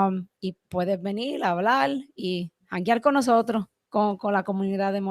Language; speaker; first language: Spanish; early bilingual, heritage; English